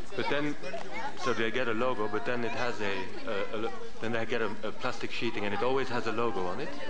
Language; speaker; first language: English; non-native, fluent; Dutch